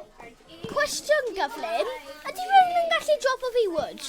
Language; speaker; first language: Welsh; non-native, local second language; English